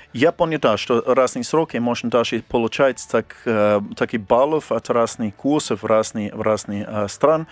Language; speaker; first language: Russian; non-native, fluent; English